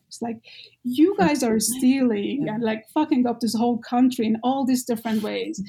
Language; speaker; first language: English; non-native, fluent; Persian